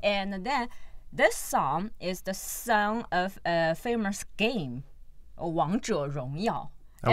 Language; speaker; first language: English; non-native, fluent; Chinese